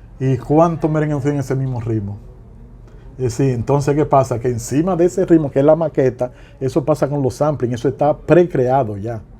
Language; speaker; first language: Spanish; native; Spanish